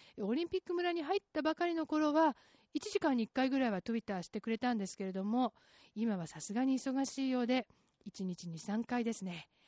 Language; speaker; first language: Japanese; native; Japanese